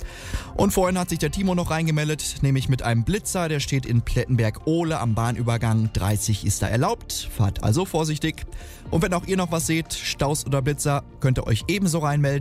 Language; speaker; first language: German; native; German